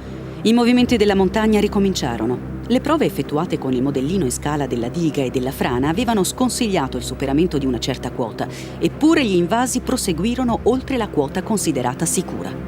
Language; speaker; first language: Italian; native; Italian